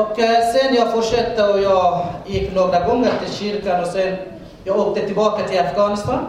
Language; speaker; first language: Swedish; non-native, learner; Persian